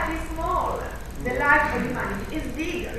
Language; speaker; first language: English; non-native, learner; Italian